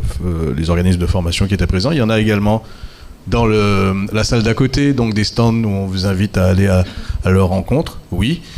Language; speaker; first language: French; native; French